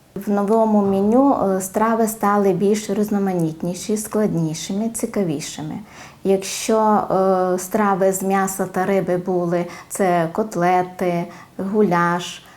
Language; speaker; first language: Ukrainian; native; Ukrainian